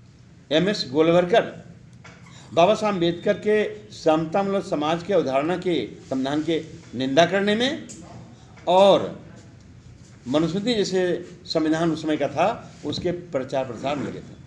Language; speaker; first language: Hindi; native; Hindi